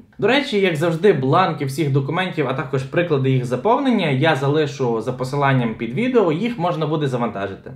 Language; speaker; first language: Ukrainian; native; Ukrainian